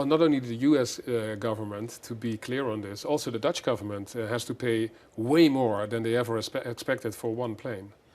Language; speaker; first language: English; non-native, fluent; Dutch